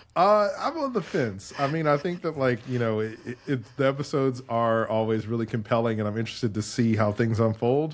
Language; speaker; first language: English; native; English